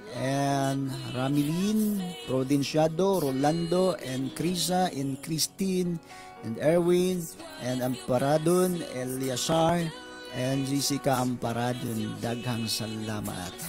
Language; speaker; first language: Cebuano; native; Cebuano